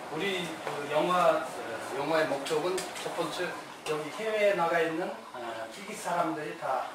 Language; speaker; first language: Korean; non-native, fluent; Kyrgyz